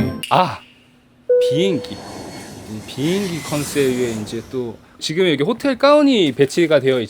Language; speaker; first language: Korean; native; Korean